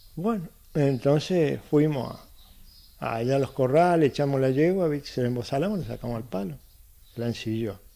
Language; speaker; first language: Spanish; native; Spanish